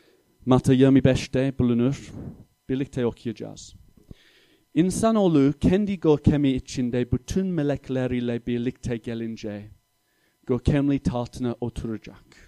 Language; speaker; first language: Turkish; non-native, fluent; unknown